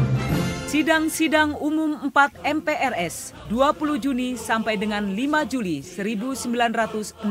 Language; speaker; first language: Indonesian; native; Indonesian